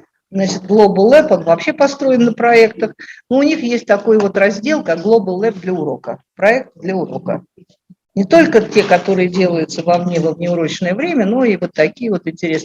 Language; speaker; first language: Russian; native; Russian